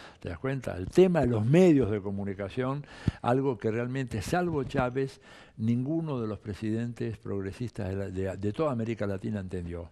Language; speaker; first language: Spanish; early bilingual, other home language; Italian